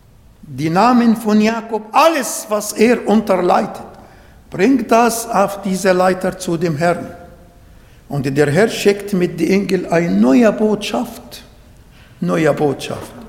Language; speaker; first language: German; non-native, learner; Arabic